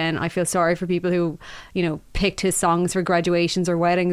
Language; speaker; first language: English; native; English